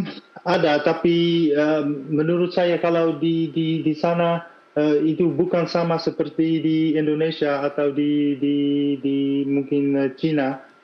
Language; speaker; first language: Indonesian; non-native, fluent; Dutch